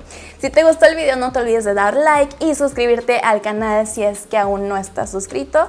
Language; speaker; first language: Spanish; native; Spanish